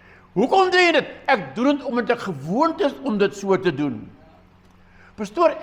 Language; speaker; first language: Afrikaans; native; Afrikaans